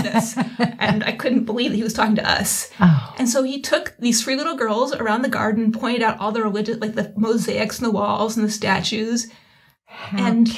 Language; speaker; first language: English; native; English